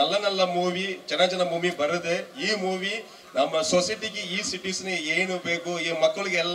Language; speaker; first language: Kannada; non-native, local second language; Tamil